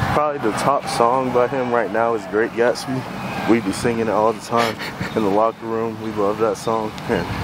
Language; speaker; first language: English; native; English